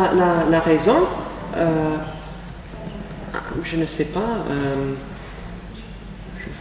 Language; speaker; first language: French; non-native, learner; English